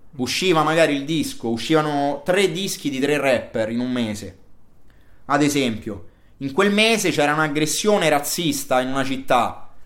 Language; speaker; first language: Italian; native; Italian